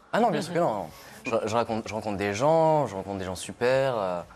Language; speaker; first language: French; native; French